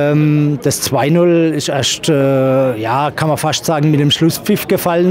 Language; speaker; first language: German; native; German